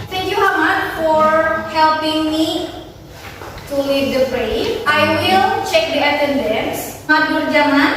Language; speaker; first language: English; non-native, fluent; Indonesian